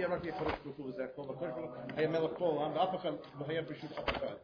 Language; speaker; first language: Hebrew; non-native, fluent; English